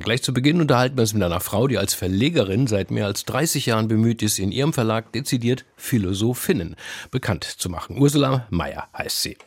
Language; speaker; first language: German; native; German